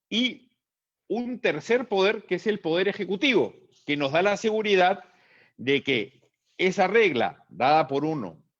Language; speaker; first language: Spanish; native; Spanish